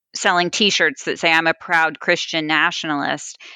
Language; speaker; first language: English; native; English